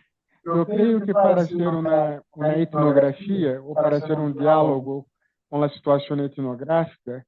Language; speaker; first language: Spanish; non-native, fluent; Portuguese